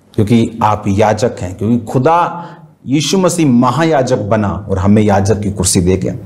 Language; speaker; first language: Hindi; native; Hindi